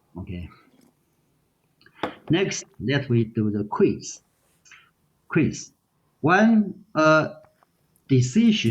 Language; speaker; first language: English; non-native, learner; Chinese